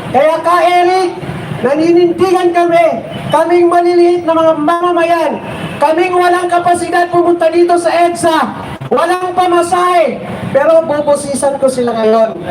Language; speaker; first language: Filipino; native; Filipino